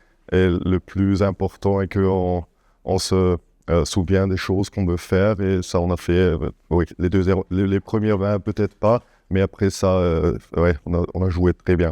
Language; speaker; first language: French; non-native, fluent; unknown